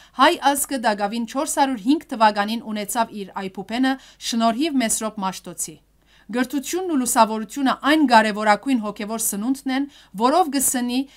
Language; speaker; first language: Armenian; early bilingual, heritage; Armenian